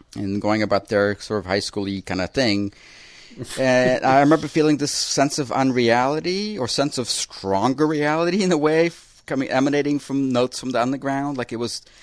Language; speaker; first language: English; early bilingual, other home language; Russian